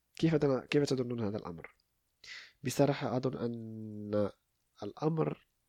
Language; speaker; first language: Arabic; native; Arabic